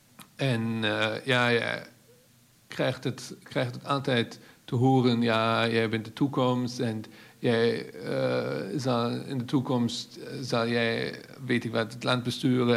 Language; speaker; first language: Dutch; non-native, fluent; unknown